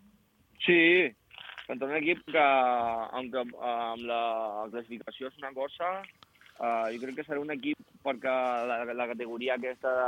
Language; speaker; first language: Catalan; non-native, local second language; Spanish